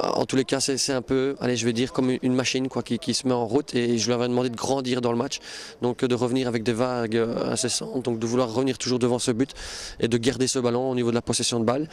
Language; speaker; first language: French; native; French